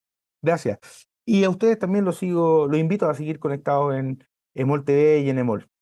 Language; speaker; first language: Spanish; native; Spanish